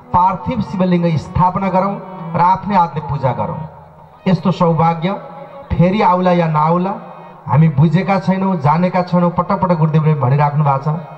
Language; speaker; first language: Nepali; native; Nepali